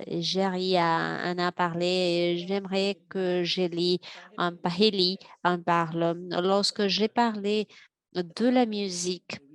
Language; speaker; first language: French; non-native, fluent; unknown